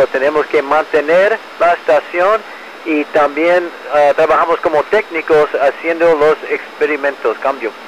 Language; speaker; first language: Spanish; early bilingual, heritage; English